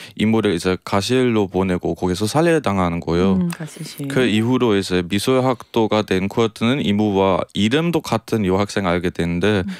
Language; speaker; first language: Korean; non-native, fluent; German